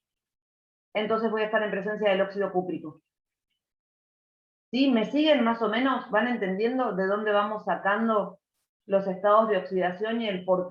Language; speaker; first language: Spanish; native; Spanish